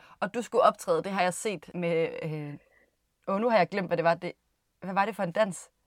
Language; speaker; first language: Danish; native; Danish